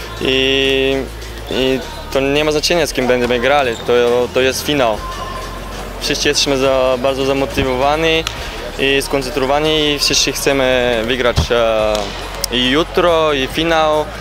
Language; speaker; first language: Polish; non-native, learner; Bulgarian